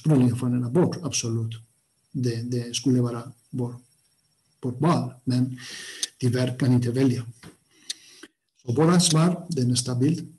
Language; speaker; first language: Swedish; non-native, fluent; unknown